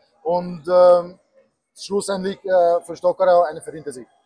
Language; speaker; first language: German; non-native, fluent; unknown